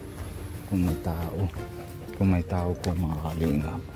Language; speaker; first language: Filipino; non-native, local second language; Bikol